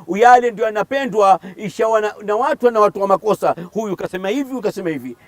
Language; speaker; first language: Swahili; native; Swahili